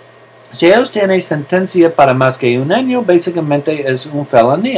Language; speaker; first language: Spanish; non-native, learner; English